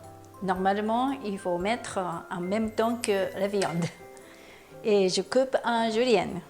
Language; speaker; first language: French; non-native, fluent; Japanese